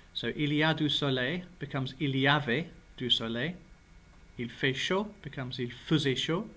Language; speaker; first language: French; non-native, fluent; English